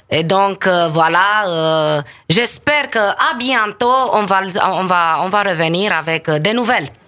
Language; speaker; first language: French; non-native, fluent; Romanian